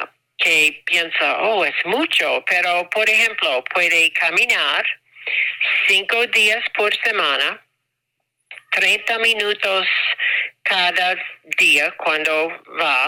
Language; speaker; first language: Spanish; non-native, learner; English